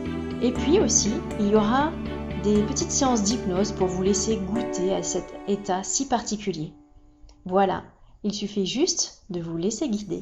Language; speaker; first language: French; native; French